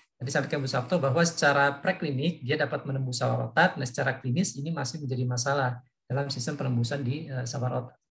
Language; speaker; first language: Indonesian; native; Indonesian